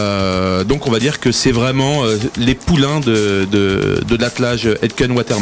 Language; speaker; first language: French; native; French